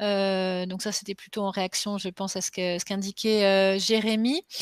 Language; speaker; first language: French; native; French